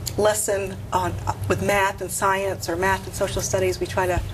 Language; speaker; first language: English; native; English